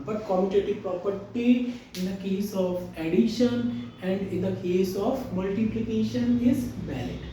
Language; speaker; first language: English; non-native, local second language; Hindi